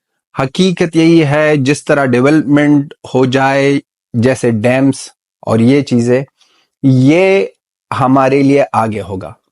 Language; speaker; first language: Hindi; non-native, fluent; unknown